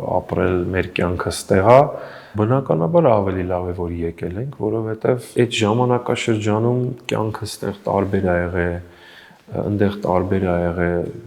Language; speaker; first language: Armenian; early bilingual, heritage; Armenian